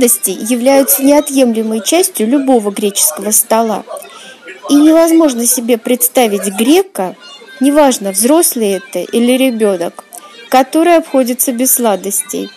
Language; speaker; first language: Russian; native; Russian